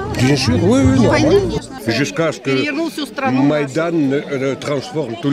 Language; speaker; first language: French; non-native, fluent; Russian